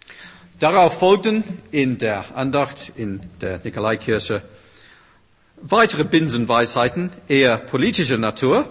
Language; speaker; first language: German; non-native, fluent; English